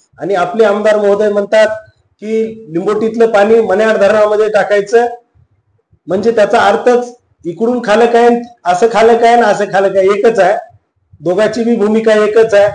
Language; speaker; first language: Marathi; native; Marathi